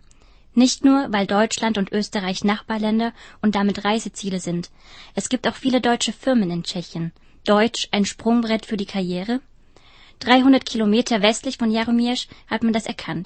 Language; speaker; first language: German; native; German